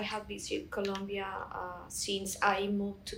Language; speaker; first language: English; non-native, learner; Spanish